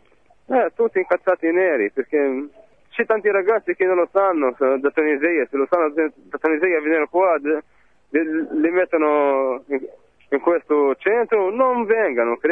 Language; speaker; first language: Italian; non-native, fluent; Arabic